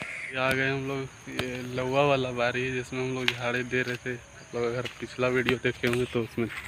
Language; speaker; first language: Hindi; native; Hindi